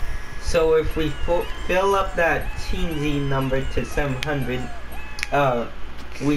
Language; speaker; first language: English; native; English